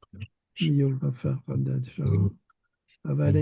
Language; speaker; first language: Hebrew; non-native, learner; French